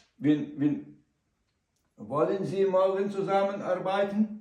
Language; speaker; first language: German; non-native, learner; Ukrainian